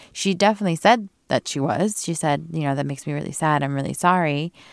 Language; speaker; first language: English; early bilingual, other home language; Korean